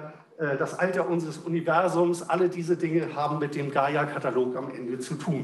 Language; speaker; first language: German; native; German